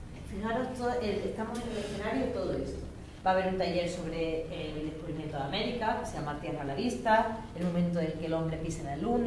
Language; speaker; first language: Spanish; native; Spanish